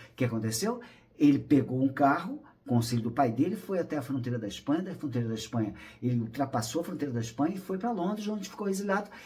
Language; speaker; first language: Portuguese; native; Portuguese